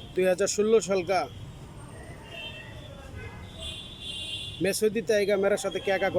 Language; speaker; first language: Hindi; non-native, learner; Bangla